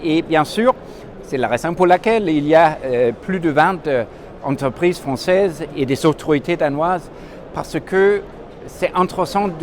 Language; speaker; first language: French; non-native, fluent; Danish